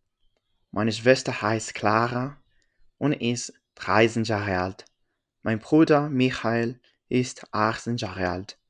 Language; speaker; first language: German; non-native, learner; French